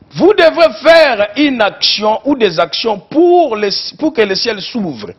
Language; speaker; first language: French; non-native, local second language; Lingala